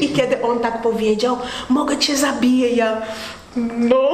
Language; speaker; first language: Polish; non-native, learner; Portuguese